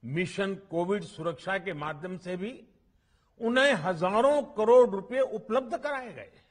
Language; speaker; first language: Hindi; non-native, local second language; Gujarati